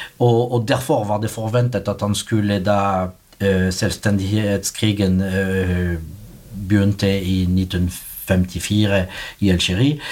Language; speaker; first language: Norwegian; non-native, fluent; French